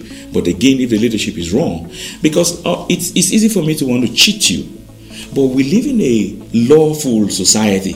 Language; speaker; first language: English; non-native, local second language; Yoruba